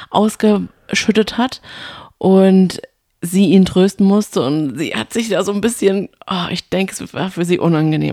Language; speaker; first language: German; native; German